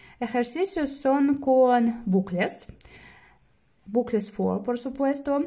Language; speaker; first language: Spanish; non-native, fluent; Russian